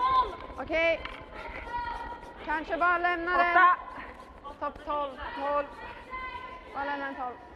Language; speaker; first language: Swedish; native; Swedish